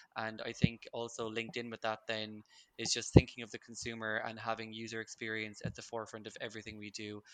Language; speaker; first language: English; native; English